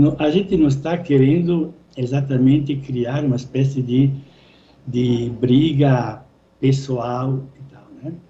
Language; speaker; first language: Portuguese; non-native, fluent; Italian